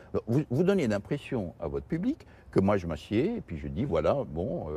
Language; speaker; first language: French; non-native, local second language; Portuguese